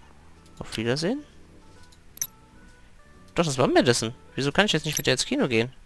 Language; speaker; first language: German; native; German